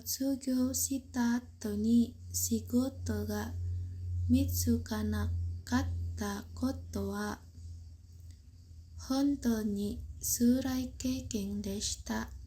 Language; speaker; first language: Japanese; non-native, learner; Indonesian